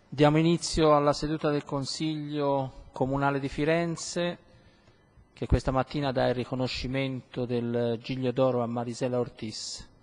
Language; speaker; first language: Italian; native; Italian